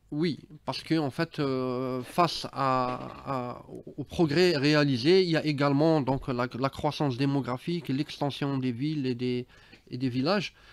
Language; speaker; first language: French; non-native, local second language; Arabic